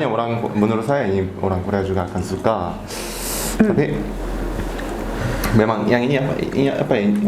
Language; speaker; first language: Indonesian; non-native, learner; Korean